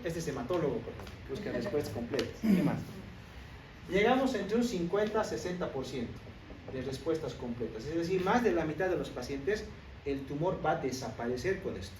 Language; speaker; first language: Spanish; native; Spanish